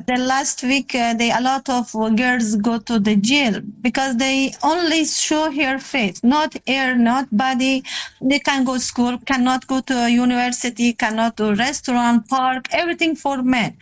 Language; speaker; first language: English; non-native, learner; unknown